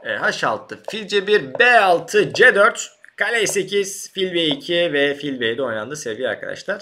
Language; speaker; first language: Turkish; native; Turkish